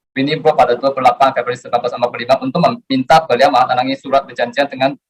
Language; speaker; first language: Malay; non-native, local second language; Chinese